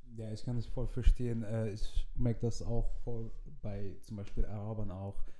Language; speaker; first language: German; non-native, fluent; Arabic